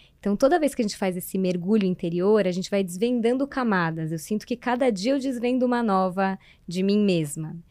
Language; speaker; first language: Portuguese; native; Portuguese